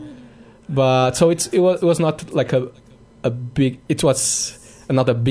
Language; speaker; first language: English; non-native, fluent; Portuguese